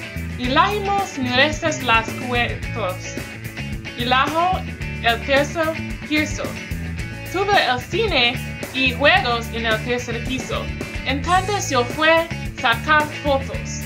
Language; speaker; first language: Spanish; non-native, learner; English